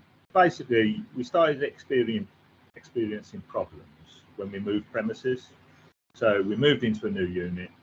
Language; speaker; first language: English; native; English